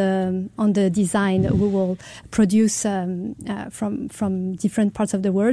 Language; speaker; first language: English; non-native, fluent; French